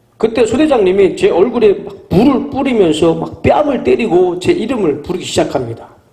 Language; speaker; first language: Korean; native; Korean